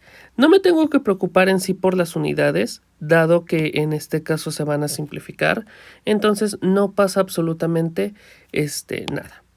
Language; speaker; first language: Spanish; native; Spanish